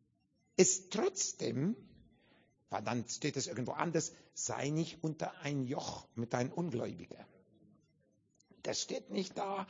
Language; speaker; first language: German; non-native, learner; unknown